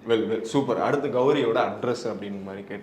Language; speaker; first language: Tamil; native; Tamil